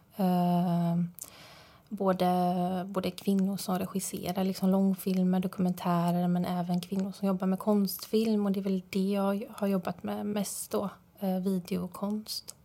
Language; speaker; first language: Swedish; native; Swedish